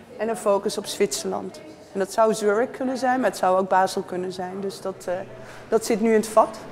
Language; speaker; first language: Dutch; native; Dutch